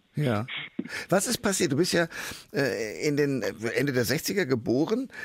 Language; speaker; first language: German; native; German